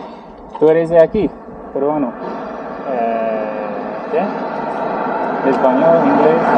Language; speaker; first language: Spanish; non-native, fluent; English